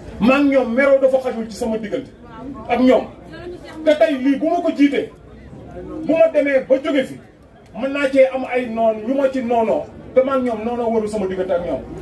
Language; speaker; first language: Wolof; native; Wolof